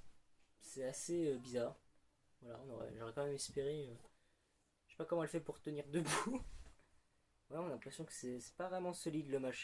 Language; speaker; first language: French; native; French